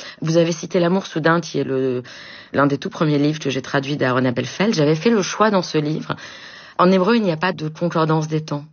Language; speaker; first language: French; native; French